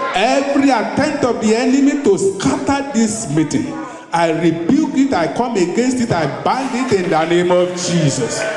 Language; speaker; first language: English; non-native, local second language; Yoruba